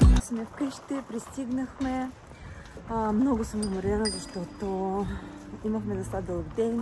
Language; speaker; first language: Bulgarian; non-native, fluent; Russian